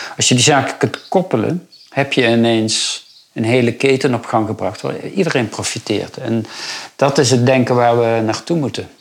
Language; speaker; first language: Dutch; native; Dutch